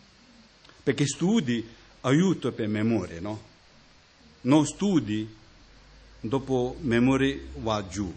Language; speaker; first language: Italian; non-native, learner; Tibetan